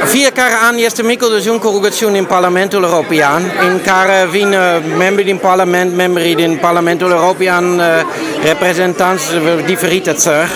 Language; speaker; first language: Romanian; non-native, learner; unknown